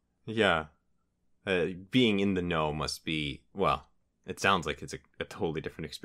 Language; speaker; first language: English; native; English